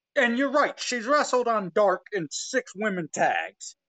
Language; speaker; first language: English; native; English